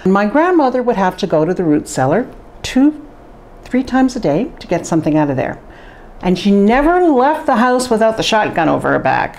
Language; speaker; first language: English; native; English